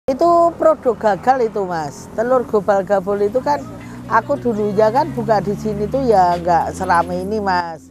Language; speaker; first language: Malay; non-native, local second language; Javanese